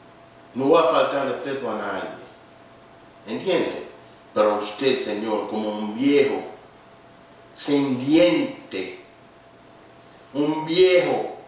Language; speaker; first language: Spanish; non-native, learner; Haitian Creole